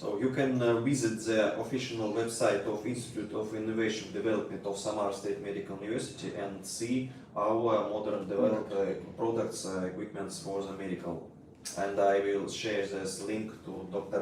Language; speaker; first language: English; non-native, learner; Russian